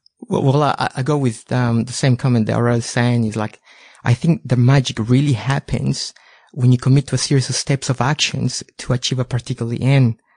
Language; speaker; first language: English; non-native, fluent; Spanish